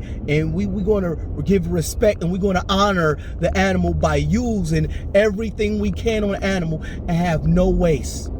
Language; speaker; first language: English; native; English